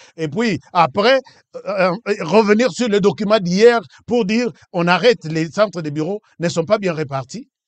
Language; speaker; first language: French; non-native, local second language; Lingala